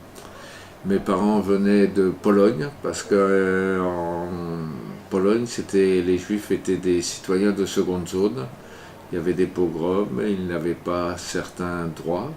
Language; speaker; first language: French; native; French